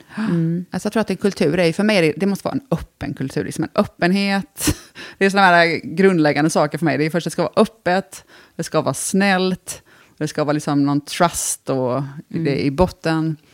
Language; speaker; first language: Swedish; native; Swedish